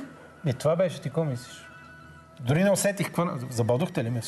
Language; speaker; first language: Bulgarian; native; Bulgarian